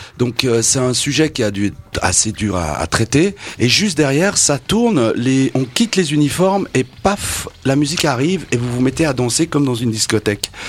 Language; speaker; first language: French; native; French